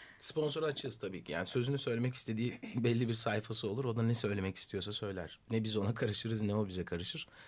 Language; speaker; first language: Turkish; native; Turkish